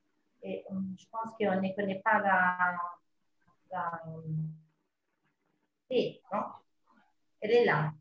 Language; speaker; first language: French; non-native, fluent; Italian